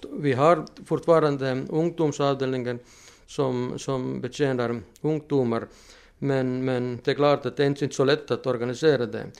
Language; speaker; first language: Swedish; non-native, fluent; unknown